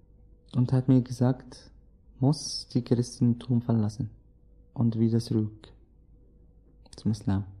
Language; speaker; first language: German; non-native, learner; Arabic